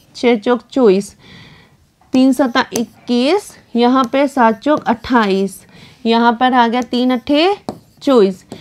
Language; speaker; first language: Hindi; native; Hindi